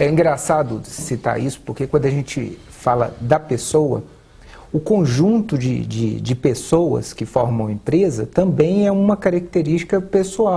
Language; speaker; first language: Portuguese; native; Portuguese